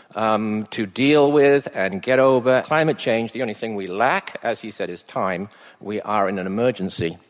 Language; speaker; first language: English; native; English